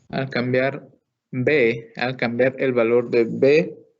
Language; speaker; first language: Spanish; native; Spanish